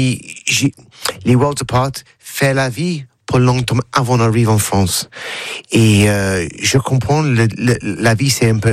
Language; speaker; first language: French; non-native, learner; English